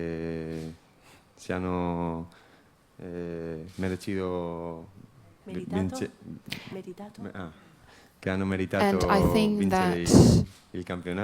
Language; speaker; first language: Italian; non-native, learner; Spanish